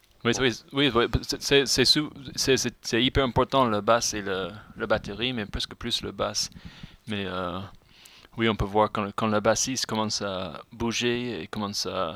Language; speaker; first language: French; non-native, fluent; English